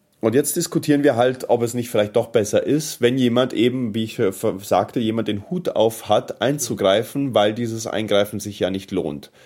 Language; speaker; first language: German; early bilingual, heritage; German